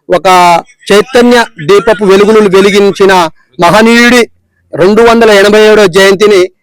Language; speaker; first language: Telugu; non-native, local second language; Lambadi